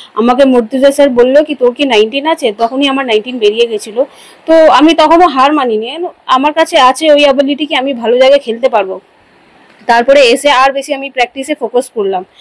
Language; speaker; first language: Bangla; non-native, local second language; Hindi